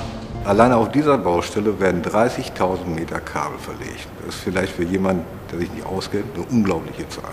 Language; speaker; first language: German; native; German